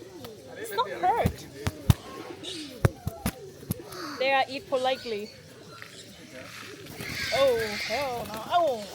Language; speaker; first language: English; non-native, learner; Thai